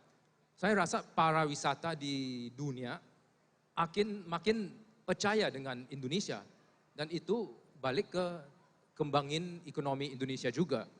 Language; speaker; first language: Indonesian; non-native, fluent; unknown